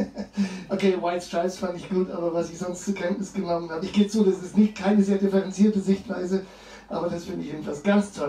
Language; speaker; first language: German; native; German